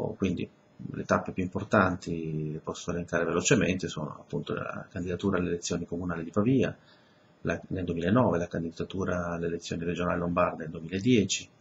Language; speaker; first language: Italian; early bilingual, other home language; Spanish